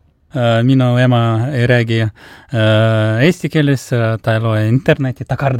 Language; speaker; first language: Estonian; non-native, local second language; Russian